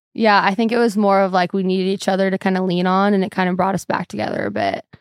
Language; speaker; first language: English; native; English